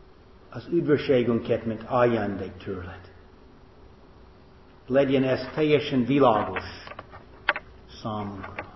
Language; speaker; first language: Hungarian; non-native, fluent; English